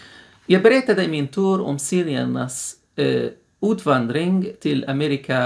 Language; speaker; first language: Swedish; non-native, fluent; Arabic